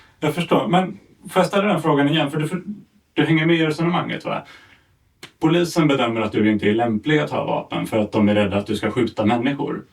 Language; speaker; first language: Swedish; native; Swedish